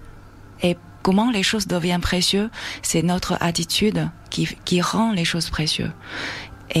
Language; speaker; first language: French; non-native, fluent; Chinese